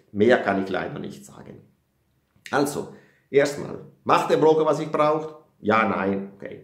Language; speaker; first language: German; non-native, fluent; Italian